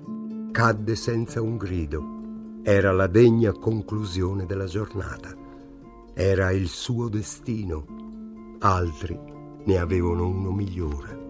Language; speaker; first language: Italian; native; Italian